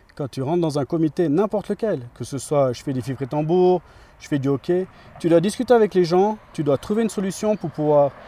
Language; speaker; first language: French; native; French